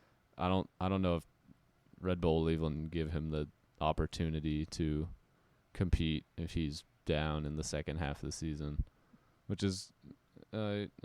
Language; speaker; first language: English; native; English